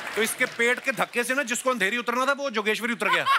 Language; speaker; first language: Hindi; native; Hindi